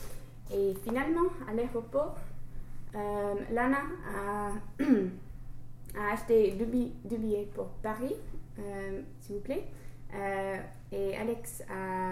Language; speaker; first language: French; non-native, learner; English